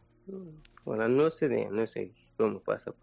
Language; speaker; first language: Spanish; non-native, learner; Persian